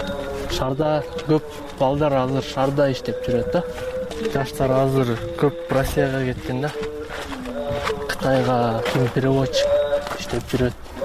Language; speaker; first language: Kyrgyz; non-native, local second language; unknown